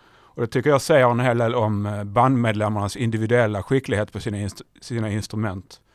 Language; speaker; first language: Swedish; native; Swedish